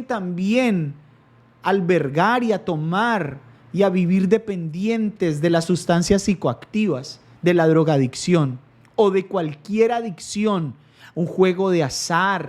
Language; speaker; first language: Spanish; native; Spanish